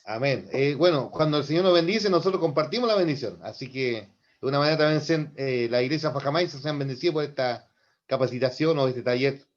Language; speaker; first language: Spanish; native; Spanish